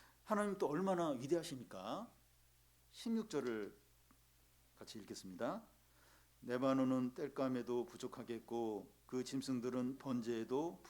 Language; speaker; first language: Korean; native; Korean